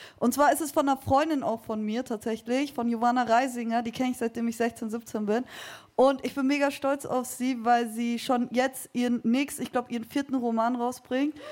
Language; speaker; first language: German; early bilingual, other home language; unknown